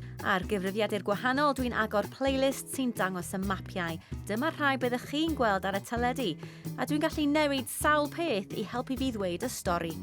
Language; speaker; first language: Welsh; native; Welsh